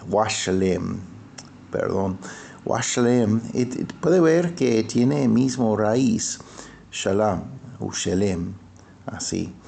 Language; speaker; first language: Spanish; non-native, fluent; English